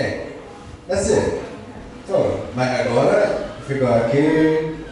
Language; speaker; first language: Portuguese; non-native, learner; English